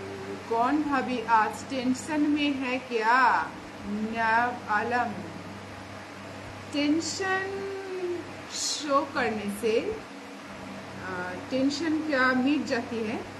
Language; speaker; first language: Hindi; non-native, local second language; Bangla